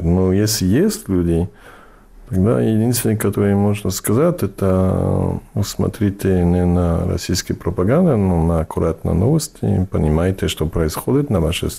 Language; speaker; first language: Russian; non-native, fluent; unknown